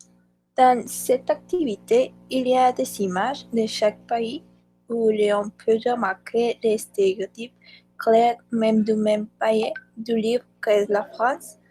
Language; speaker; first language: French; non-native, learner; Spanish